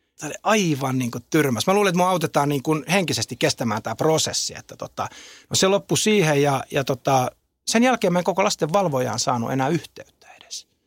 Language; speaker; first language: Finnish; native; Finnish